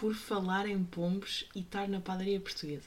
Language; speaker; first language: Portuguese; native; Portuguese